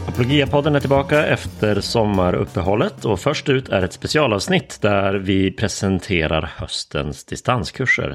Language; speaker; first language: Swedish; native; Swedish